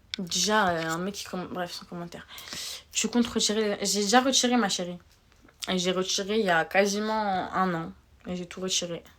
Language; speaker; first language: French; early bilingual, other home language; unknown